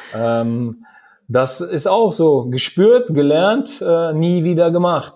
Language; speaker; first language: German; early bilingual, other home language; Russian